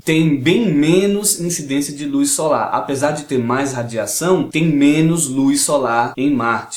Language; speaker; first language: Portuguese; native; Portuguese